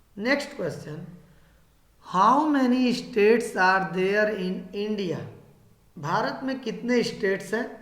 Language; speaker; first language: Hindi; native; Hindi